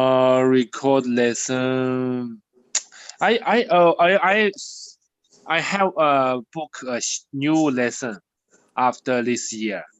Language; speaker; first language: English; non-native, learner; Chinese